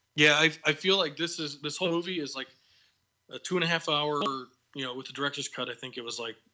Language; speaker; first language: English; native; English